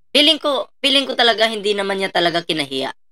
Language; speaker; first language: Filipino; native; Filipino